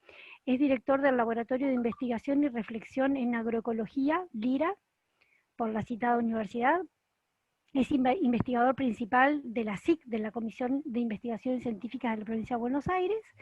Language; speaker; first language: Spanish; native; Spanish